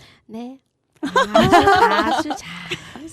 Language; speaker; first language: Korean; non-native, learner; Vietnamese